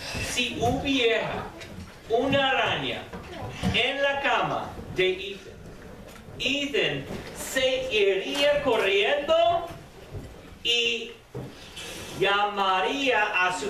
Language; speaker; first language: Spanish; non-native, fluent; English